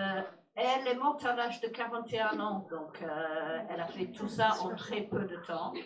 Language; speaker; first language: French; non-native, fluent; English